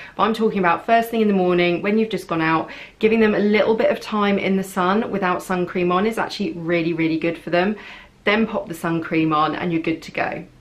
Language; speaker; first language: English; native; English